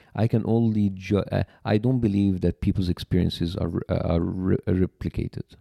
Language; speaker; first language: English; non-native, fluent; Arabic